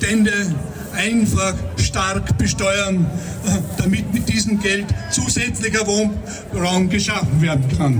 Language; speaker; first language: German; native; German